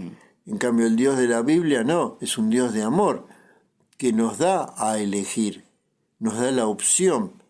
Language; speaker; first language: Spanish; native; Spanish